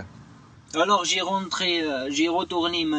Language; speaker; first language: French; non-native, learner; Arabic